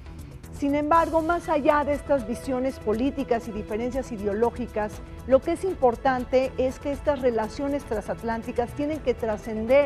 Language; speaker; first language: Spanish; native; Spanish